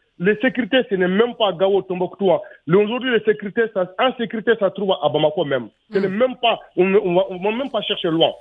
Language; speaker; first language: French; non-native, local second language; Soninke